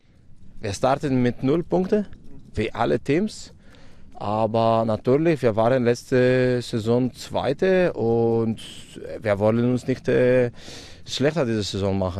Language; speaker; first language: German; non-native, fluent; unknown